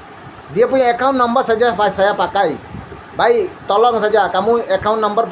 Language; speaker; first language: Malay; non-native, learner; Bangla